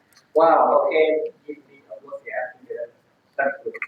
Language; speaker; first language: English; non-native, fluent; Indonesian